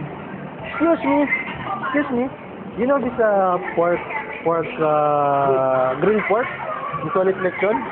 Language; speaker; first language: English; non-native, local second language; Filipino